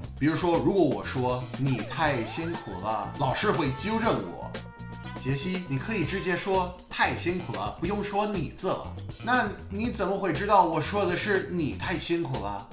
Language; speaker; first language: Chinese; non-native, fluent; English